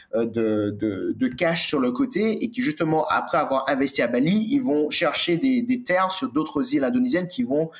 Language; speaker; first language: French; native; French